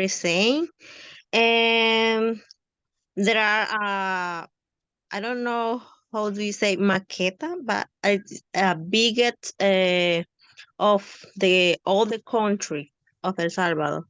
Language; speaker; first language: English; non-native, learner; Spanish